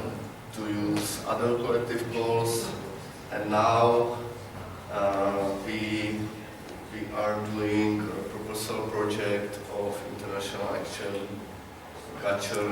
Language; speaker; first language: English; non-native, learner; Czech